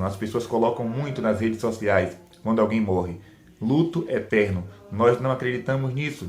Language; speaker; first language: Portuguese; native; Portuguese